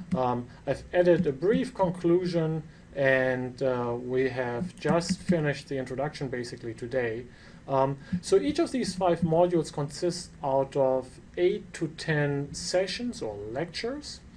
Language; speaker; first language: English; non-native, fluent; German